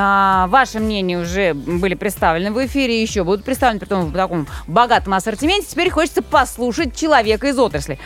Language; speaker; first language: Russian; native; Russian